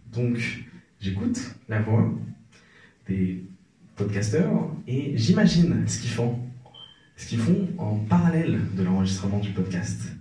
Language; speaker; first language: French; non-native, local second language; Arabic